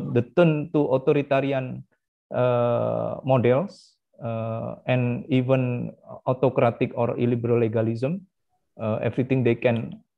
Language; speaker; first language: English; non-native, fluent; Indonesian